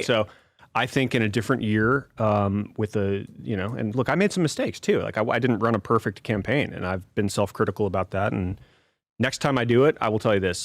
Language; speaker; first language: English; native; English